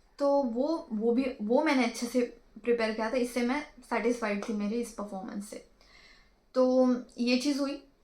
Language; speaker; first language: Hindi; non-native, local second language; Marathi